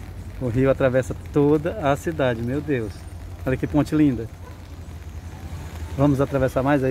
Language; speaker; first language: Portuguese; native; Portuguese